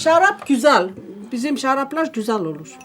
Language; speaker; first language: Turkish; non-native, learner; Armenian